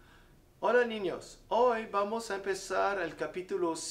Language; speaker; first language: Spanish; non-native, fluent; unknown